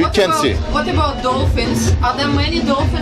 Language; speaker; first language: English; non-native, fluent; Russian